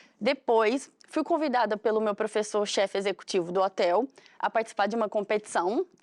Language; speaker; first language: Portuguese; native; Portuguese